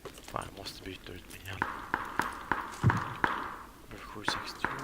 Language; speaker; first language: Swedish; native; Swedish